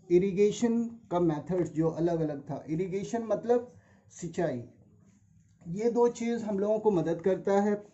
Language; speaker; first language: Hindi; native; Hindi